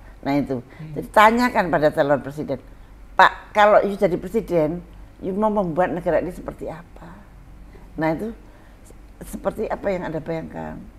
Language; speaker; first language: Indonesian; native; Indonesian